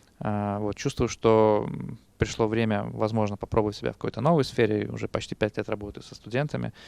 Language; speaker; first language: Russian; native; Russian